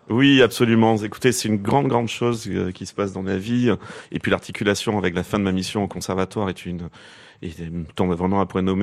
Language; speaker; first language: French; native; French